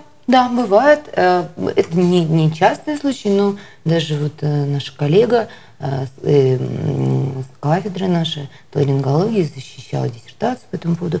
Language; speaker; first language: Russian; native; Russian